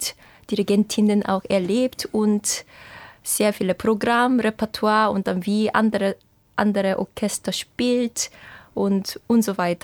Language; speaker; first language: German; non-native, fluent; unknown